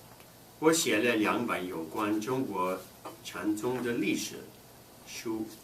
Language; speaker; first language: Chinese; non-native, fluent; English